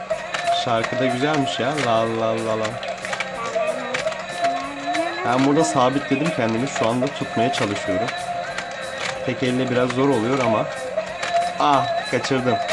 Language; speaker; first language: Turkish; native; Turkish